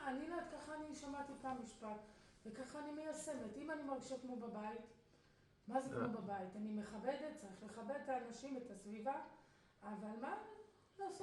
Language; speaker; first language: Hebrew; non-native, fluent; French